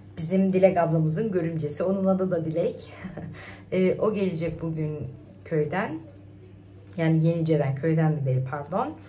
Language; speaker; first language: Turkish; early bilingual, heritage; Turkish